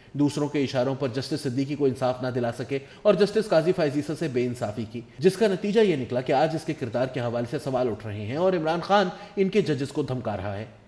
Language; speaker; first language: Urdu; non-native, local second language; Pashto